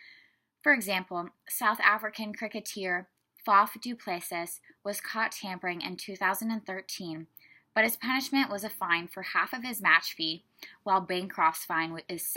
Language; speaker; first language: English; native; English